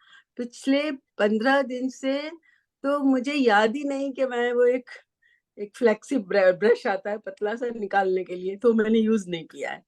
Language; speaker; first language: Hindi; native; Hindi